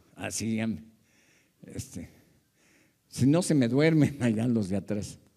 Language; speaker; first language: Spanish; early bilingual, other home language; Japanese